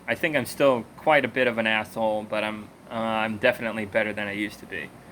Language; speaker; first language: English; native; English